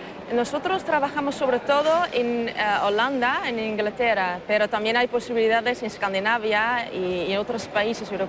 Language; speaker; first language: Spanish; non-native, fluent; Dutch